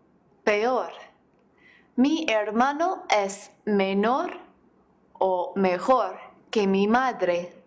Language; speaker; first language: Spanish; non-native, fluent; English